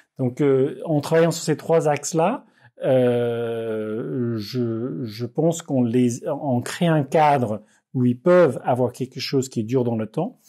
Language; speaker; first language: French; non-native, fluent; Dutch